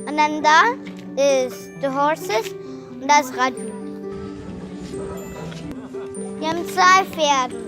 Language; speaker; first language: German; early bilingual, heritage; German